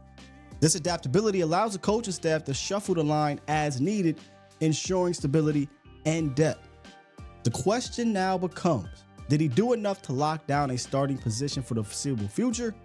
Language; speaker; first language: English; native; English